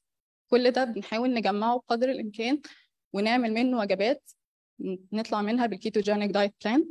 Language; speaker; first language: Arabic; native; Arabic